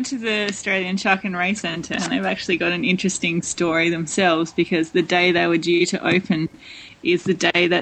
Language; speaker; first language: English; native; English